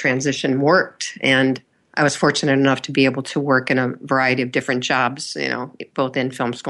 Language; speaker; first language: English; native; English